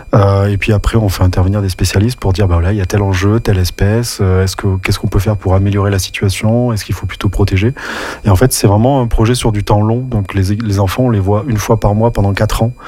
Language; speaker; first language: French; native; French